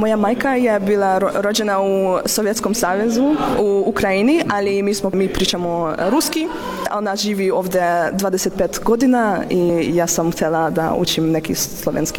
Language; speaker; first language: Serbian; non-native, learner; Hungarian